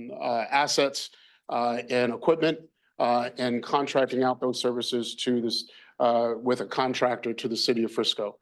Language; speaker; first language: English; native; English